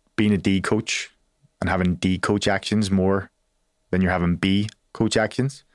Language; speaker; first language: English; native; English